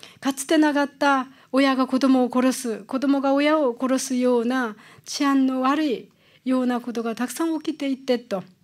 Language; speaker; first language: Japanese; non-native, fluent; Korean